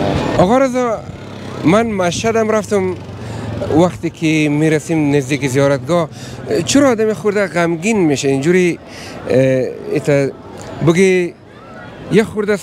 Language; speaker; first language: Persian; non-native, local second language; Pashto